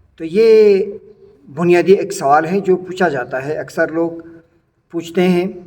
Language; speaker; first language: Urdu; native; Urdu